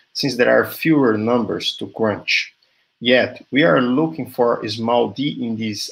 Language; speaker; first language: English; non-native, fluent; Portuguese